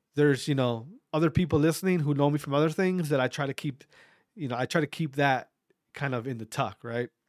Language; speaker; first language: English; native; English